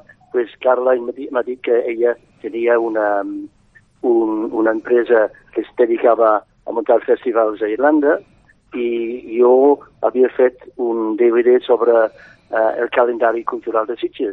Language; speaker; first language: Catalan; non-native, fluent; English